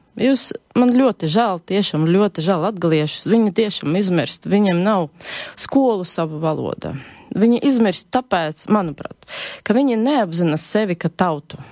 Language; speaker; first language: Latvian; non-native, local second language; Russian